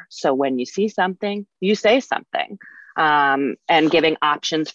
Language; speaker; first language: English; native; English